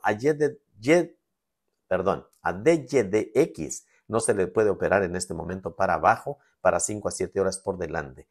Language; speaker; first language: Spanish; native; Spanish